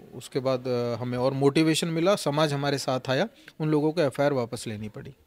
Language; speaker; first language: Hindi; native; Hindi